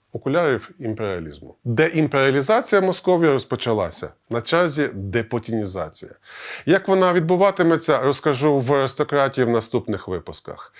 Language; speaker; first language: Ukrainian; native; Ukrainian